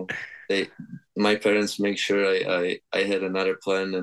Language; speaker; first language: English; non-native, fluent; Czech